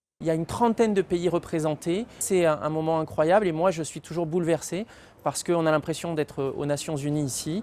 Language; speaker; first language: French; native; French